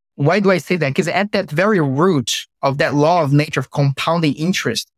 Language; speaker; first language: English; non-native, fluent; Portuguese